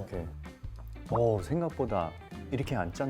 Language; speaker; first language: Korean; early bilingual, heritage; English